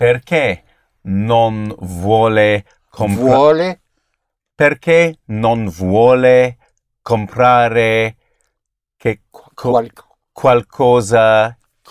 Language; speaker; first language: Italian; non-native, learner; English